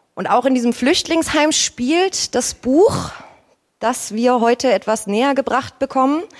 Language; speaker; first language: German; native; German